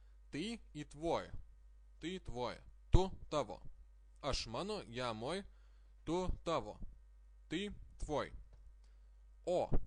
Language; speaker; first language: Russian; non-native, fluent; Lithuanian